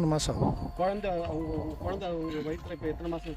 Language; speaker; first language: Tamil; native; Tamil